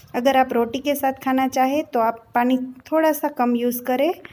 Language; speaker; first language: Hindi; non-native, local second language; Gujarati